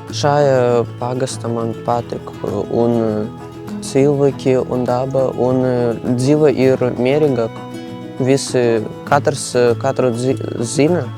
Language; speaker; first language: Latvian; non-native, local second language; Russian